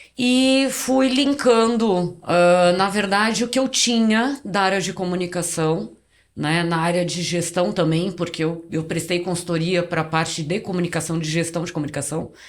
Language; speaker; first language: Portuguese; native; Portuguese